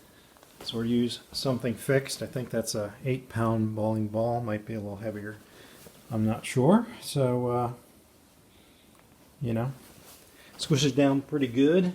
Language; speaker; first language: English; native; English